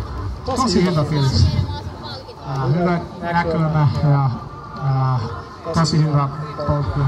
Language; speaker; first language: Finnish; non-native, learner; English